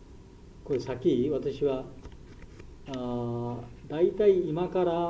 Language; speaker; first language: Japanese; non-native, learner; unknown